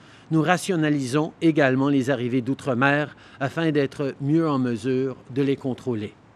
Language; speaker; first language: French; early bilingual, heritage; French